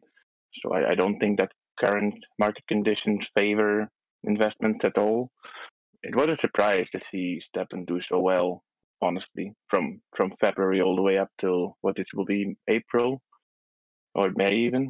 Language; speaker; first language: English; non-native, fluent; Dutch